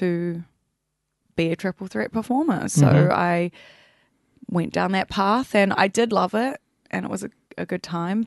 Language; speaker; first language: English; native; English